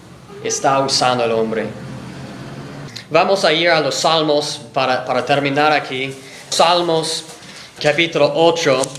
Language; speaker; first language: Spanish; non-native, fluent; English